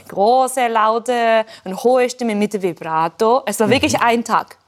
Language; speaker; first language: German; non-native, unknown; Japanese